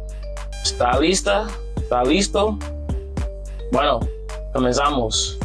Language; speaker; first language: Spanish; non-native, learner; English